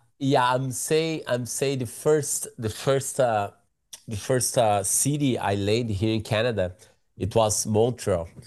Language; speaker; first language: English; non-native, learner; Portuguese